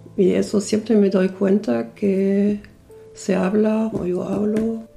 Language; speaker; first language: Spanish; early bilingual, other home language; German